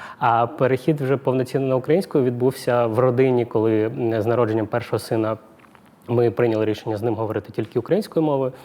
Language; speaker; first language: Ukrainian; non-native, local second language; Russian